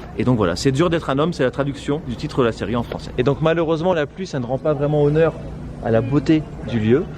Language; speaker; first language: French; native; French